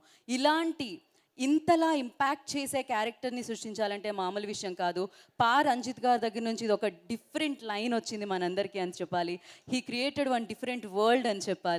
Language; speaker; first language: Telugu; native; Telugu